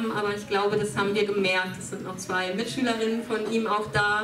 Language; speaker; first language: German; native; German